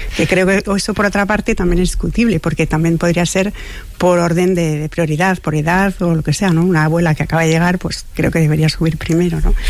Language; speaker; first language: Spanish; non-native, fluent; French